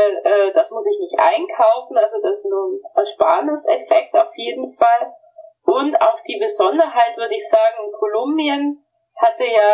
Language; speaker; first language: German; native; German